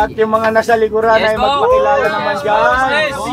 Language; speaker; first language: Filipino; native; Filipino